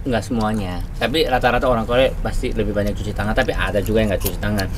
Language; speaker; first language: Indonesian; non-native, fluent; Korean